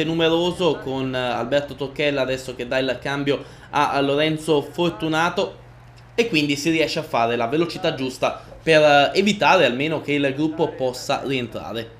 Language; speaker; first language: Italian; native; Italian